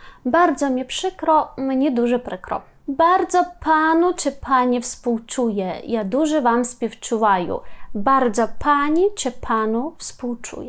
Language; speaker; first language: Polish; non-native, fluent; Ukrainian